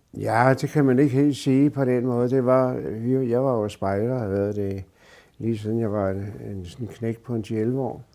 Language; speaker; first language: Danish; native; Danish